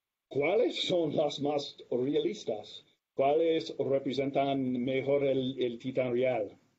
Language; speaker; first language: Spanish; non-native, learner; English